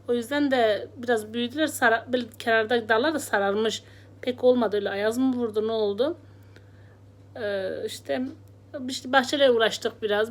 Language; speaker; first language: Turkish; native; Turkish